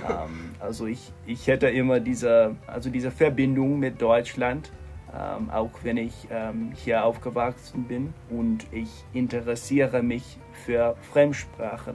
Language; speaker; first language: German; non-native, fluent; English